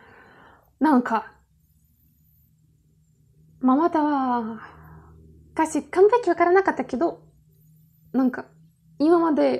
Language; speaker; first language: Japanese; non-native, learner; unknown